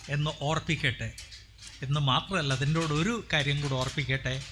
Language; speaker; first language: Malayalam; non-native, local second language; Hindi